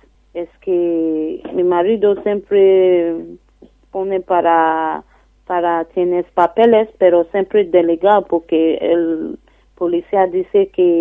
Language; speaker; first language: Spanish; non-native, learner; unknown